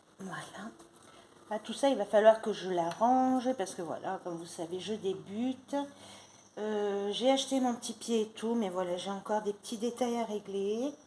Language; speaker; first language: French; non-native, fluent; Spanish